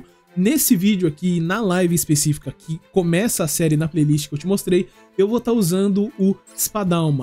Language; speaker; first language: Portuguese; native; Portuguese